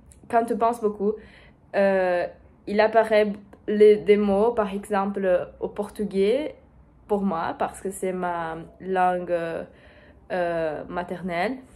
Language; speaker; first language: French; non-native, learner; Portuguese